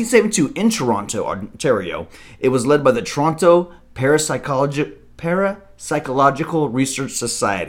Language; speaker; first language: English; native; English